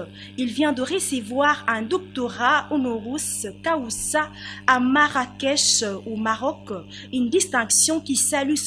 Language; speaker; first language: French; native; French